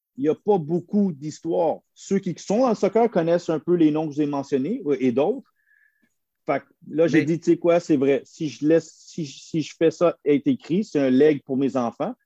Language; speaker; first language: French; native; French